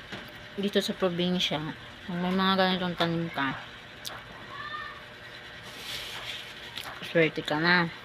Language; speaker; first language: Filipino; non-native, local second language; Cebuano